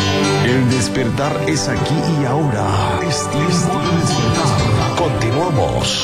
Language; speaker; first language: Spanish; native; Spanish